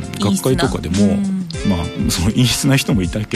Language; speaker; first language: Japanese; native; Japanese